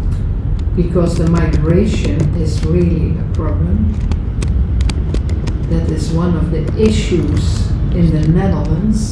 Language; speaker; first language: English; non-native, fluent; Dutch